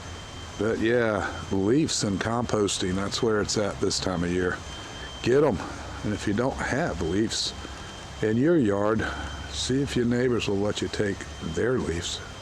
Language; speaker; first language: English; native; English